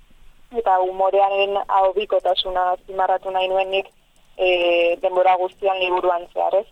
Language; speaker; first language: Basque; native; Basque